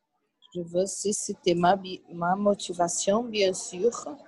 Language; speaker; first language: French; non-native, learner; Portuguese